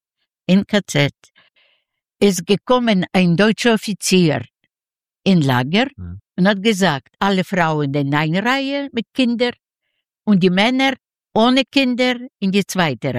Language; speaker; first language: German; non-native, learner; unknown